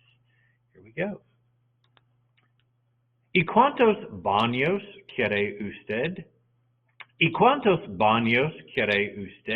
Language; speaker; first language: Spanish; non-native, fluent; English